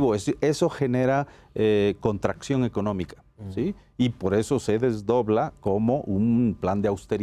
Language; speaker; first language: Spanish; native; Spanish